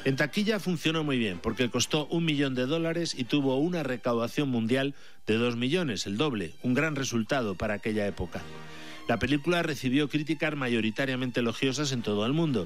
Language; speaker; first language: Spanish; native; Spanish